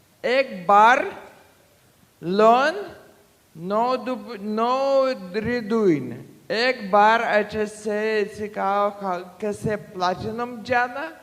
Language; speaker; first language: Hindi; non-native, learner; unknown